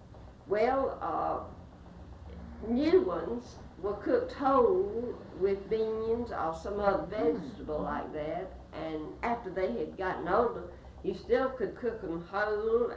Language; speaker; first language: English; native; English